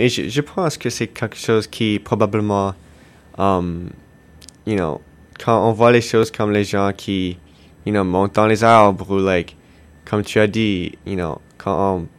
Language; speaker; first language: French; non-native, local second language; English